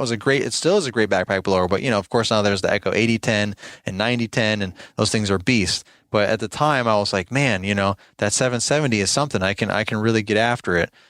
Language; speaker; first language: English; native; English